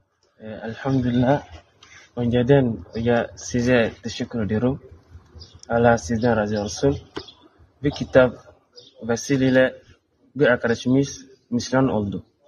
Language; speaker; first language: Turkish; non-native, learner; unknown